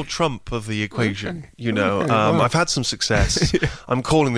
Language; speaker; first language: English; native; English